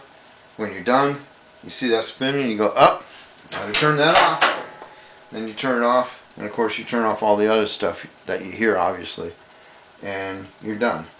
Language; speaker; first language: English; native; English